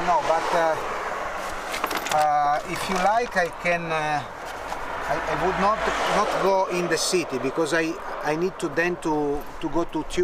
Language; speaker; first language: English; non-native, learner; Italian